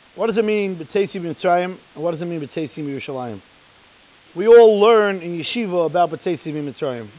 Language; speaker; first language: English; native; English